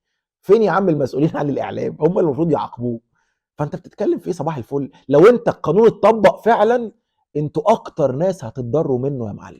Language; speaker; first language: Arabic; native; Arabic